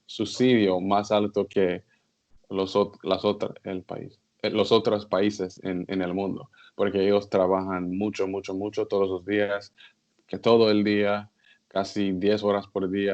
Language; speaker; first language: Spanish; non-native, learner; English